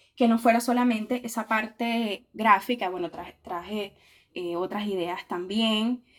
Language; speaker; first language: Spanish; native; Spanish